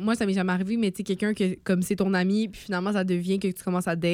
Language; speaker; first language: French; native; French